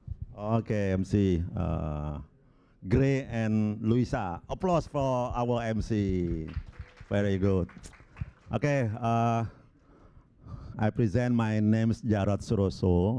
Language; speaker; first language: English; non-native, local second language; Indonesian